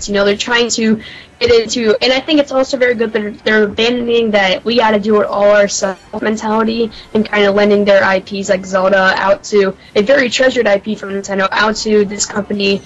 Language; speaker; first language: English; native; English